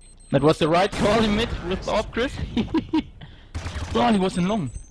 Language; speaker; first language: English; non-native, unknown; German